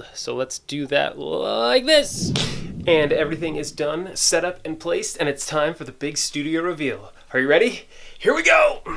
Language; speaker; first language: English; native; English